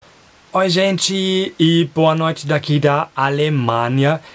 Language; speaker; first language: Portuguese; non-native, fluent; German